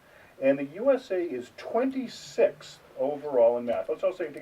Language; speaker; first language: English; native; English